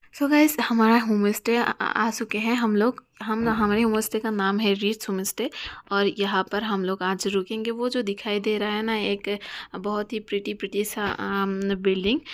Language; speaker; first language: Hindi; non-native, local second language; Bangla